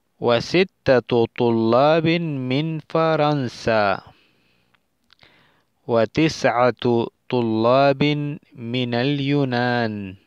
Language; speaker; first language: Arabic; non-native, fluent; Spanish